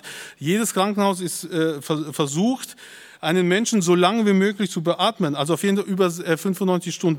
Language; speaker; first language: German; native; German